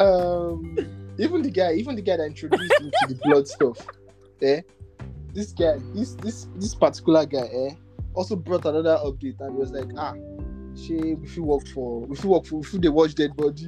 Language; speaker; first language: English; non-native, local second language; Yoruba